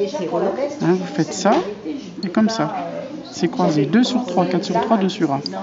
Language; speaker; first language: French; native; French